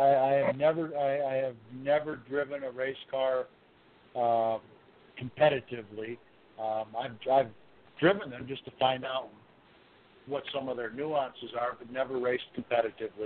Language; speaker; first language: English; native; English